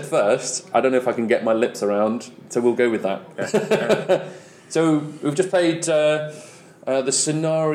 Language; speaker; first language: English; native; English